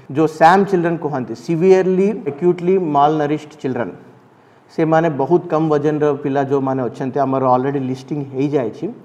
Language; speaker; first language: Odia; non-native, fluent; Telugu